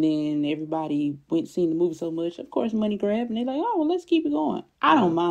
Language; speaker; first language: English; native; English